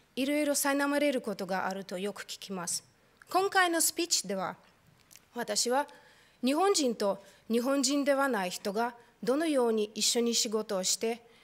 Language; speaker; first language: Japanese; non-native, fluent; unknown